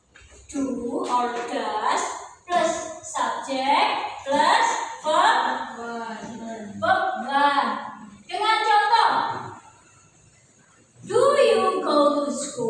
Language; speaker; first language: English; non-native, learner; Indonesian